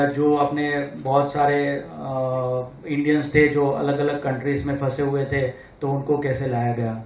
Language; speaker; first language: Hindi; non-native, local second language; Gujarati